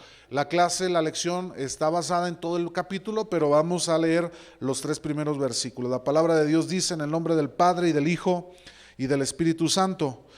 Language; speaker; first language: Spanish; native; Spanish